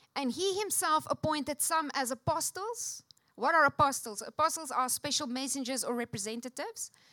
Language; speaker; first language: English; non-native, local second language; Afrikaans